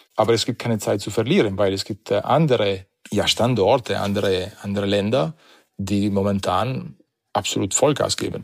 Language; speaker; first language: German; non-native, fluent; Italian